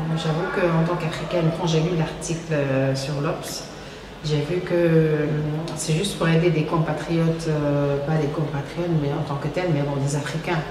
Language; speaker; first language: French; non-native, local second language; Wolof